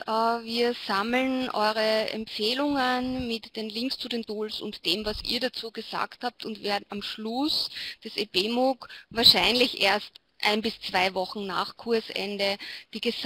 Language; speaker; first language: German; native; German